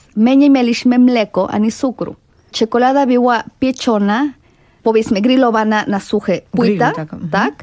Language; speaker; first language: Polish; non-native, fluent; Spanish